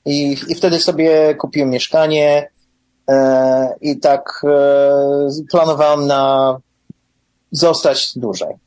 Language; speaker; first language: Polish; early bilingual, heritage; English